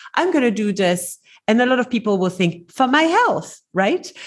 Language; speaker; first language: English; non-native, fluent; French